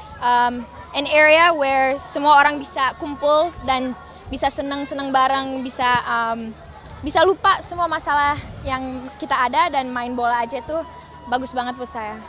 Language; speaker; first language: Indonesian; early bilingual, other home language; English